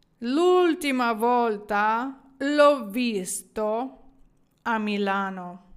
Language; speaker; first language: Italian; non-native, fluent; Ukrainian